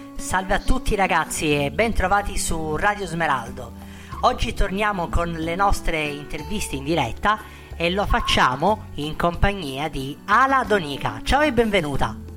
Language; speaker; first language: Italian; native; Italian